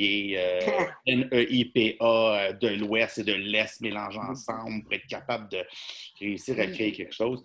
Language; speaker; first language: French; native; French